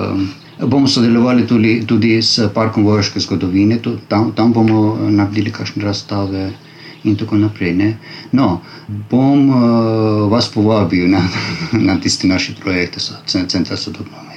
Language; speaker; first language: Slovenian; non-native, learner; Armenian